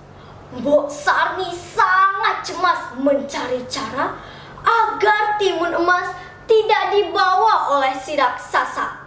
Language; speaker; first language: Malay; non-native, local second language; Balinese